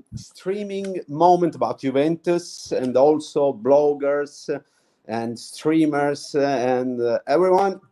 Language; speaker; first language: English; non-native, fluent; Italian